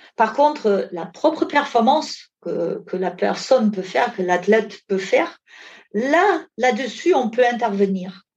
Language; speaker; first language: French; non-native, fluent; German